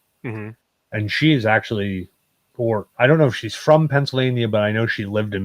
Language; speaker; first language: English; native; English